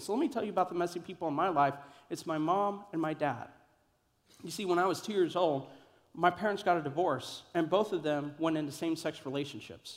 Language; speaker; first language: English; native; English